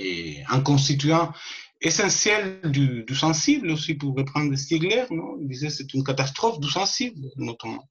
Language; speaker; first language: French; non-native, fluent; Spanish